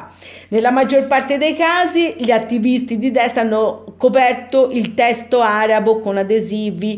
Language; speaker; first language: Italian; native; Italian